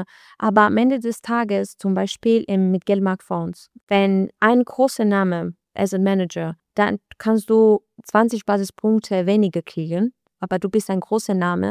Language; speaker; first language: German; non-native, learner; Albanian